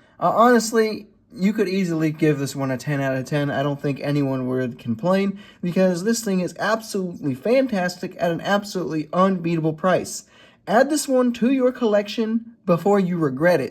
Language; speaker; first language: English; native; English